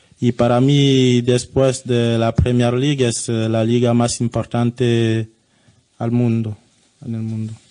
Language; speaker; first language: Spanish; non-native, learner; French